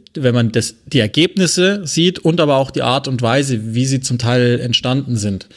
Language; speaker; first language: German; non-native, fluent; French